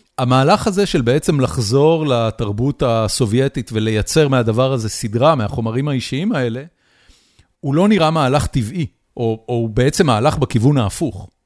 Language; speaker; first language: Hebrew; native; Hebrew